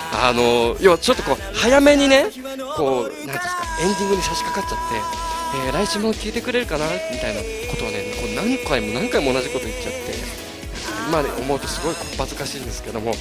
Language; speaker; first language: Japanese; native; Japanese